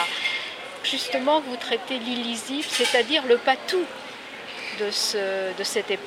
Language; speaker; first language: French; native; French